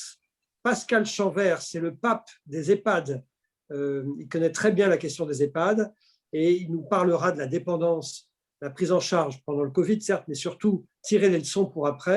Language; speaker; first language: French; native; French